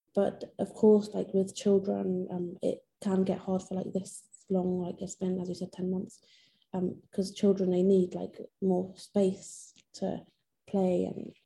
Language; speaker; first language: English; non-native, fluent; Persian